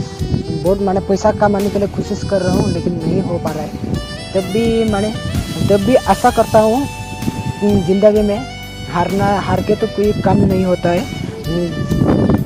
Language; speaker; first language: Hindi; non-native, local second language; Bodo